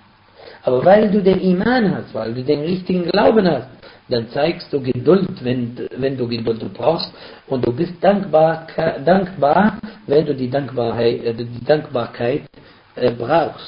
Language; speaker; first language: German; non-native, fluent; Arabic